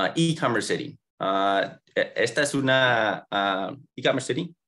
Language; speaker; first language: Spanish; early bilingual, heritage; Spanish